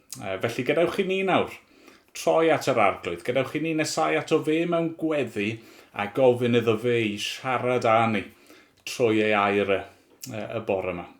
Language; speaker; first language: Welsh; native; Welsh